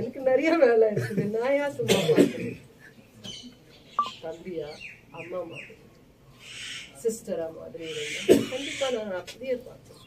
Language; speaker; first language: Tamil; non-native, local second language; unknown